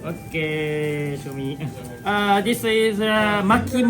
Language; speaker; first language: English; non-native, learner; Japanese